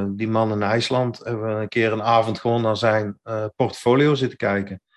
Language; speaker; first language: Dutch; native; Dutch